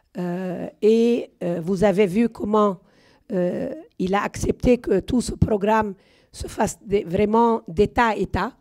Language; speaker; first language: French; non-native, local second language; Arabic